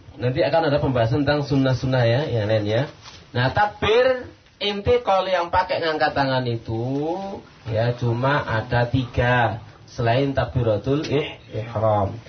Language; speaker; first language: Indonesian; non-native, local second language; Javanese